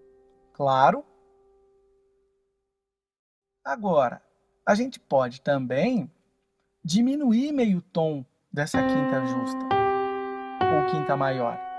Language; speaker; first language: Portuguese; native; Portuguese